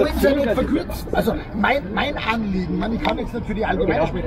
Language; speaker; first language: German; native; German